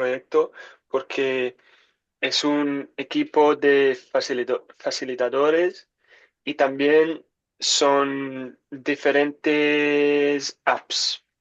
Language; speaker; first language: Spanish; non-native, learner; English